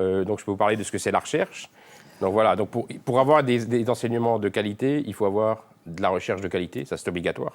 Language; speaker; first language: French; native; French